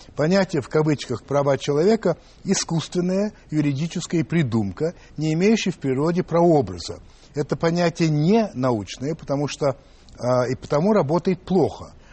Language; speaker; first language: Russian; early bilingual, other home language; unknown